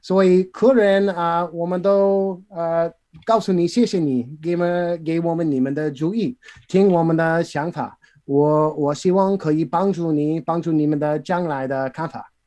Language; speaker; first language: Chinese; non-native, learner; English